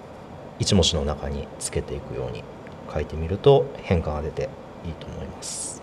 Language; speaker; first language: Japanese; native; Japanese